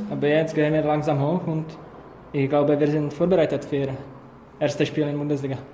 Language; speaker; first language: German; non-native, learner; Czech